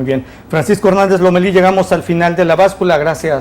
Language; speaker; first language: Spanish; native; Spanish